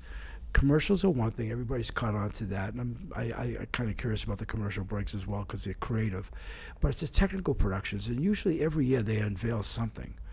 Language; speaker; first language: English; native; English